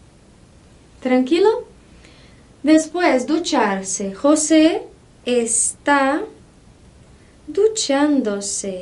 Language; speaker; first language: Spanish; non-native, fluent; Portuguese